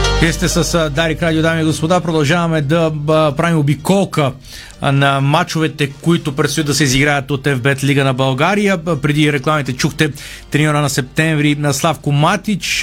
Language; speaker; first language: Bulgarian; native; Bulgarian